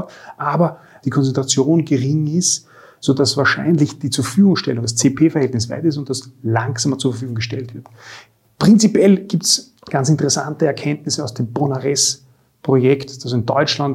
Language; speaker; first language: German; native; German